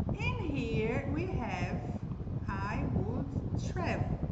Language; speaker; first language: English; non-native, fluent; Portuguese